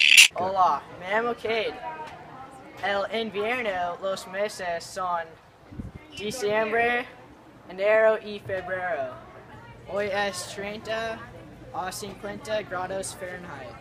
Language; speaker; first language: Spanish; non-native, learner; English